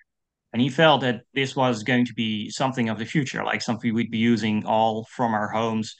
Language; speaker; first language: English; non-native, fluent; Dutch